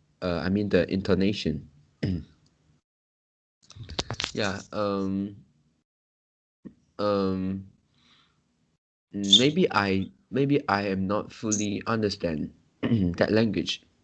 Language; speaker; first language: English; non-native, local second language; Chinese